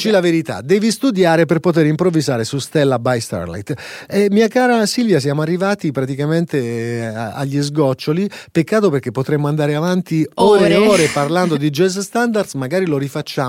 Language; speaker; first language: Italian; native; Italian